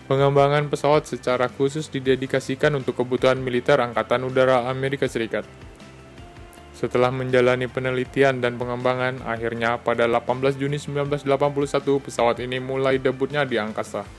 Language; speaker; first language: Indonesian; native; Indonesian